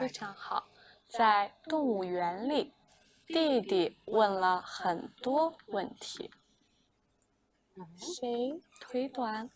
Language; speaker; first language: Chinese; non-native, fluent; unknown